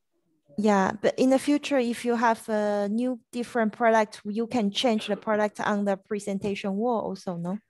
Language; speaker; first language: English; non-native, fluent; French